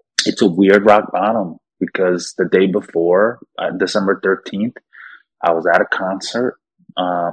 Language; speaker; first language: English; native; English